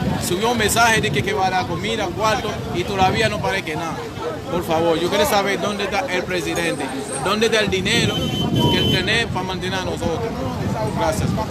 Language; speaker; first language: Spanish; non-native, fluent; Haitian Creole